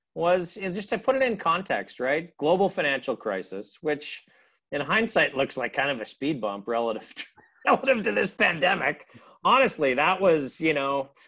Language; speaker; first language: English; native; English